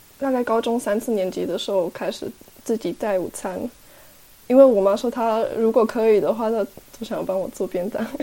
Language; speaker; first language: Chinese; early bilingual, heritage; Chinese